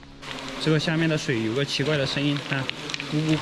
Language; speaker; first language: Chinese; native; Chinese